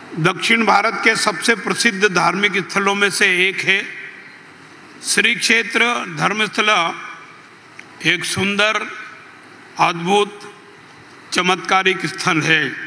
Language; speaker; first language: Hindi; native; Hindi